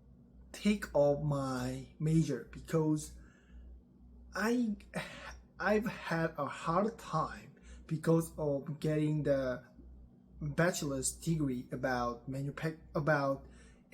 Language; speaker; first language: English; non-native, learner; Korean